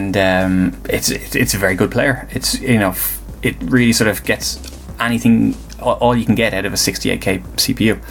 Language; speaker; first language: English; native; English